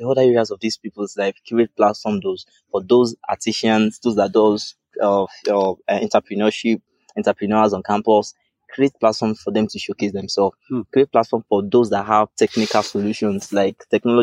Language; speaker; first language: English; non-native, local second language; Yoruba